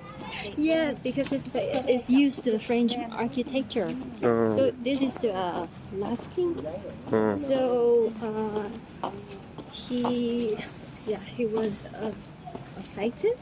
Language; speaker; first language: English; non-native, fluent; Vietnamese